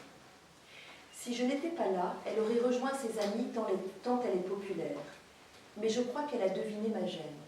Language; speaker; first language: French; native; French